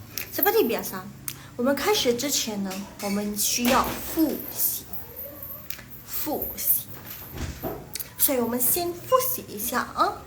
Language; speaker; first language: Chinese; non-native, fluent; Indonesian